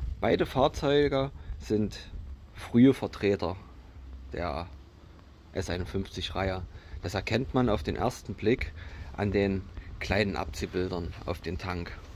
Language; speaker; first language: German; native; German